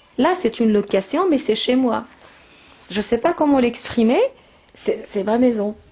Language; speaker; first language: French; non-native, local second language; Arabic